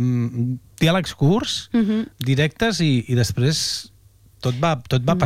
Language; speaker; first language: Catalan; native; Catalan